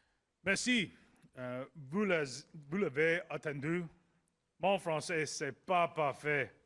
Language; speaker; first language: French; non-native, learner; English